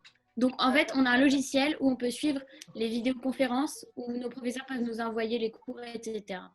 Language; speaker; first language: French; native; French